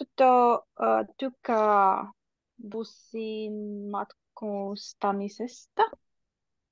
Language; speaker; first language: Finnish; non-native, learner; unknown